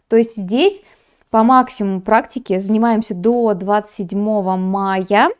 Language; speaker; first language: Russian; native; Russian